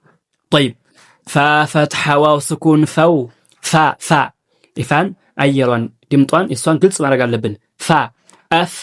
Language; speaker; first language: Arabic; non-native, fluent; Amharic